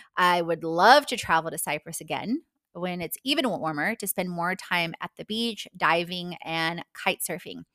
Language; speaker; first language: English; non-native, fluent; Polish